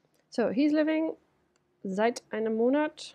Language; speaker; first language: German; non-native, fluent; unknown